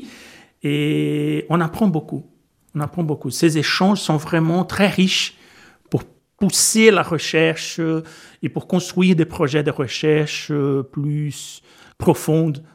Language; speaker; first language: French; non-native, fluent; Portuguese